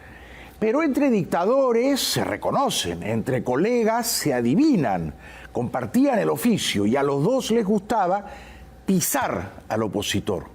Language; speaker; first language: Spanish; native; Spanish